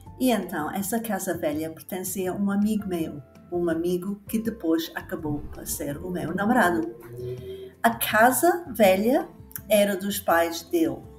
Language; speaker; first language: Portuguese; non-native, fluent; English